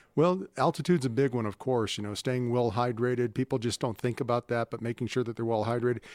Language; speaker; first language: English; native; English